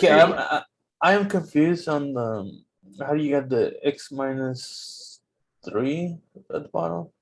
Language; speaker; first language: English; native; English